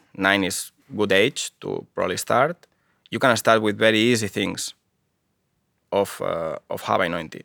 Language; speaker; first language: English; non-native, fluent; Spanish